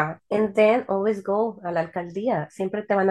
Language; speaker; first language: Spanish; early bilingual, heritage; Spanish